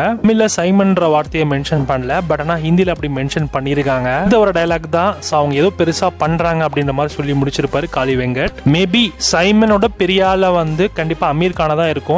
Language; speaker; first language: Tamil; native; Tamil